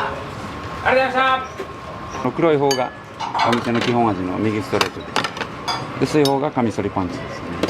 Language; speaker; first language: Japanese; native; Japanese